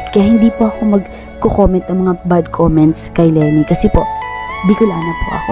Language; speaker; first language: Filipino; non-native, local second language; Bikol